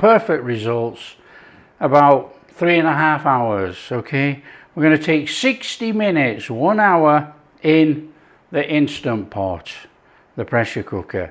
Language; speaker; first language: English; native; English